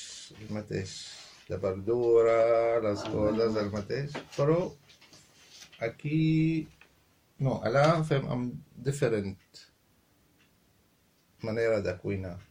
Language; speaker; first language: Catalan; non-native, fluent; Arabic